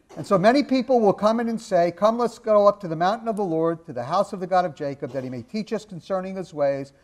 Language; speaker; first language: English; native; English